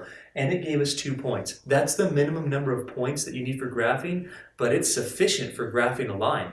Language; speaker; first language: English; native; English